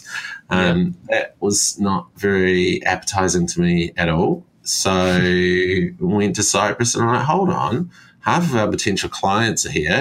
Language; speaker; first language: English; native; English